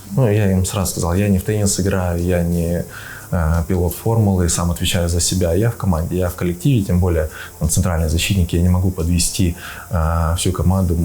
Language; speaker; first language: Russian; native; Russian